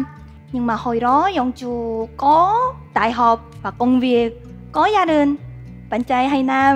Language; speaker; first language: Vietnamese; non-native, learner; Korean